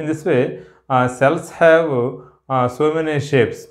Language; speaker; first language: English; non-native, local second language; Telugu